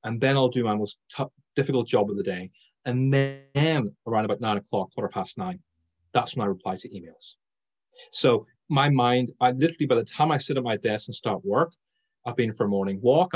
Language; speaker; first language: English; native; English